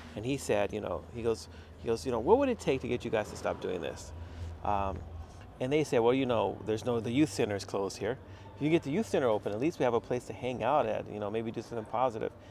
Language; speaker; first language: English; native; English